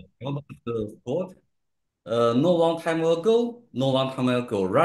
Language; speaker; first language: English; non-native, learner; Chinese